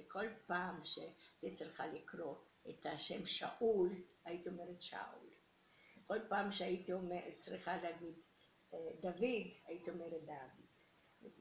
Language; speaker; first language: Hebrew; early bilingual, other home language; Romanian